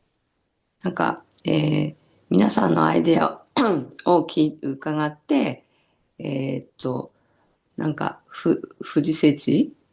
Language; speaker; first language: Japanese; native; Japanese